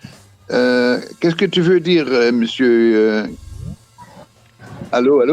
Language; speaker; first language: French; non-native, fluent; Dutch